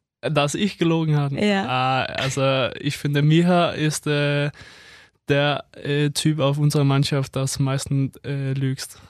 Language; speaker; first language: German; non-native, fluent; Danish